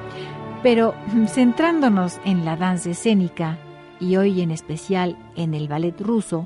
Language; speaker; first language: Spanish; native; Spanish